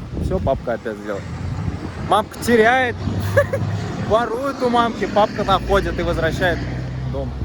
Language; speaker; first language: Russian; native; Russian